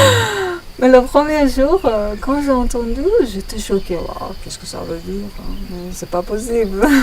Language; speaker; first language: French; non-native, learner; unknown